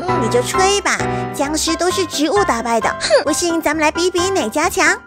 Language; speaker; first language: Chinese; native; Chinese